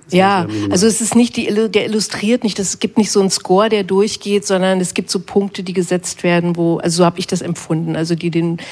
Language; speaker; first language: German; native; German